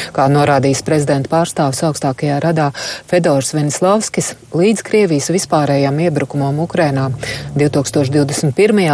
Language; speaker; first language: Latvian; native; Latvian